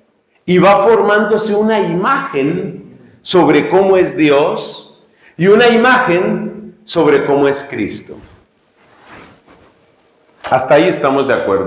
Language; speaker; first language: Spanish; native; Spanish